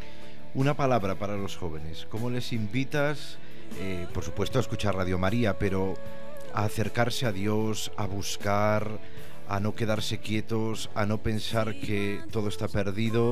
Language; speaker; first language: Spanish; native; Spanish